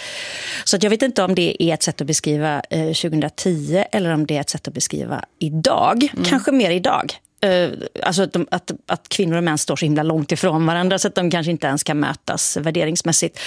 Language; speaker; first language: Swedish; native; Swedish